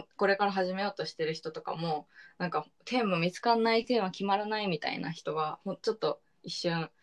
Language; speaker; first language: Japanese; early bilingual, heritage; Japanese